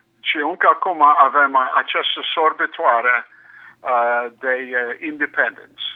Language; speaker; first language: Romanian; non-native, learner; English